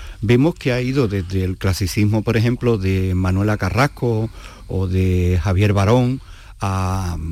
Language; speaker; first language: Spanish; native; Spanish